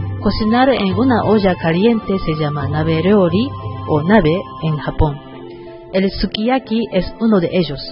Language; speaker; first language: Spanish; non-native, learner; Japanese